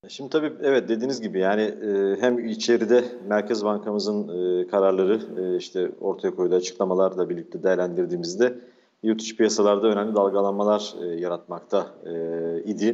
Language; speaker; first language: Turkish; native; Turkish